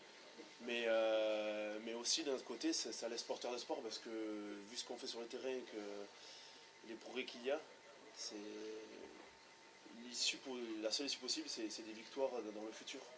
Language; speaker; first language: French; native; French